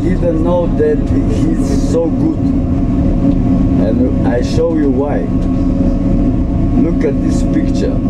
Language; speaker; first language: English; non-native, learner; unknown